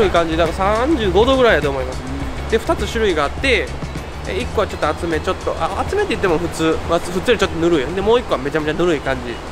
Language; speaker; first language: Japanese; native; Japanese